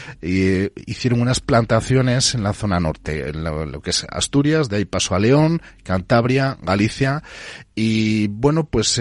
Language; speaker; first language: Spanish; native; Spanish